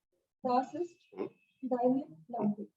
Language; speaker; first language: German; non-native, learner; Hindi